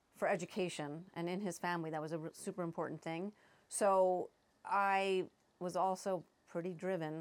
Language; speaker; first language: English; native; English